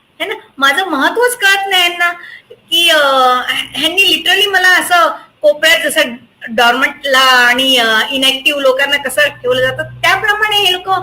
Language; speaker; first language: Marathi; native; Marathi